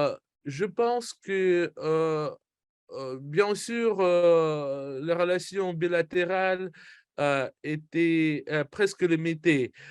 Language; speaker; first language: French; non-native, fluent; Russian